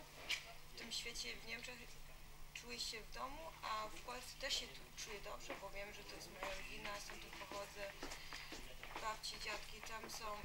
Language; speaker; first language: Polish; early bilingual, heritage; Polish